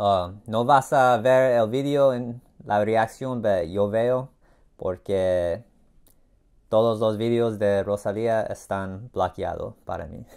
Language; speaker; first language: Spanish; non-native, learner; English